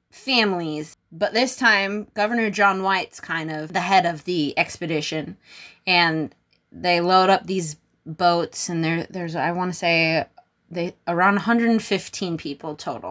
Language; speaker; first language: English; native; English